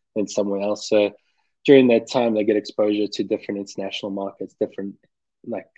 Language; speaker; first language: English; native; English